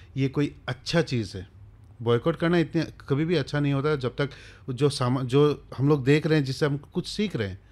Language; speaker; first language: Hindi; non-native, local second language; Bangla